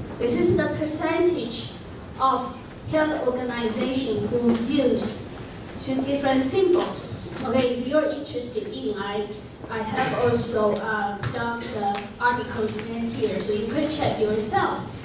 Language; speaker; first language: English; non-native, fluent; Chinese